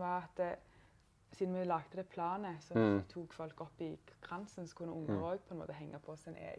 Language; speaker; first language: Norwegian; native; Norwegian